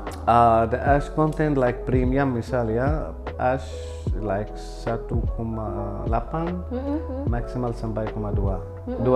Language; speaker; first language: Indonesian; non-native, learner; Arabic